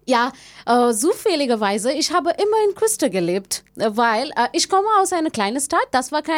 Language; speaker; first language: German; non-native, fluent; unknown